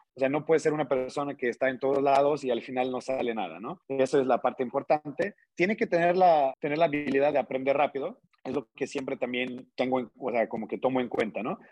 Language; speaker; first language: Spanish; non-native, fluent; Russian